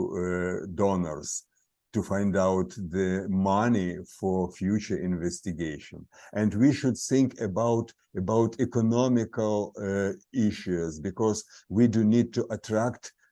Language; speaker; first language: English; non-native, fluent; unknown